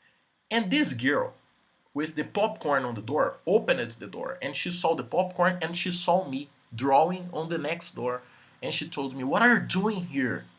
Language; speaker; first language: English; non-native, fluent; Portuguese